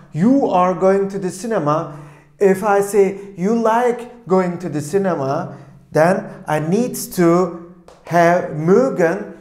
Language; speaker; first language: English; non-native, fluent; Turkish